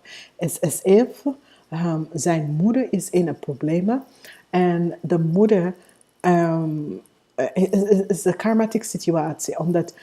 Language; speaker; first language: Dutch; non-native, fluent; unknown